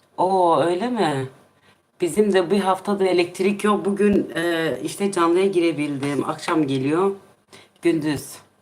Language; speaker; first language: Turkish; non-native, local second language; Kurdish